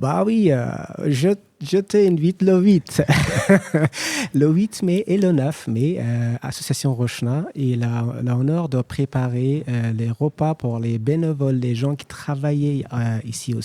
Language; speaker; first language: French; non-native, learner; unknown